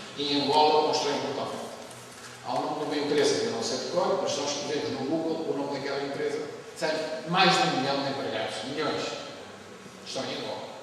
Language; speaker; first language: Portuguese; native; Portuguese